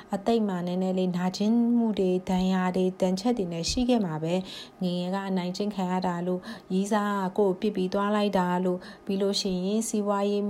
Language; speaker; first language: Burmese; non-native, local second language; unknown